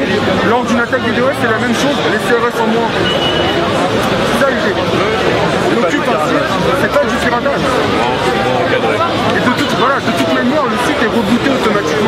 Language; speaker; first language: French; native; French